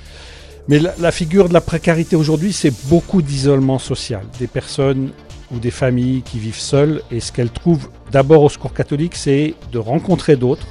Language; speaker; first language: French; native; French